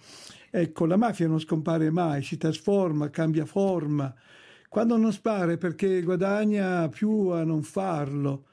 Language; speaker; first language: Italian; native; Italian